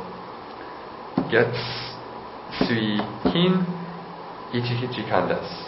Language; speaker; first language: Japanese; non-native, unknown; English